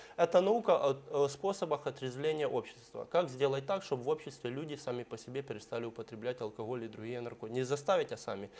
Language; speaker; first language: Russian; native; Russian